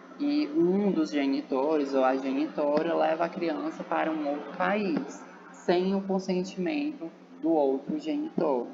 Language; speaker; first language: Portuguese; native; Portuguese